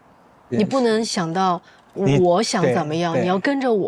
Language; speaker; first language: Chinese; native; Chinese